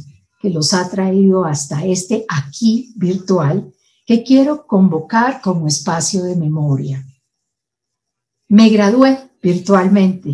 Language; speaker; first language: Spanish; native; Spanish